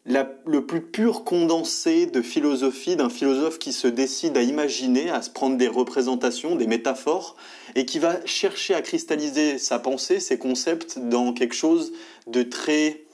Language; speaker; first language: French; native; French